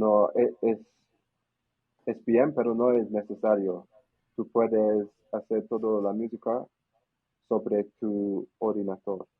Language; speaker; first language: Spanish; non-native, learner; English